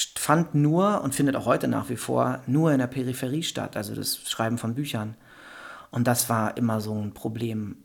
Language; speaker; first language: German; native; German